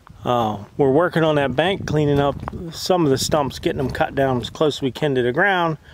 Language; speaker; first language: English; native; English